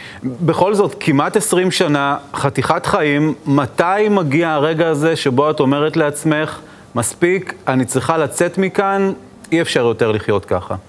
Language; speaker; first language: Hebrew; native; Hebrew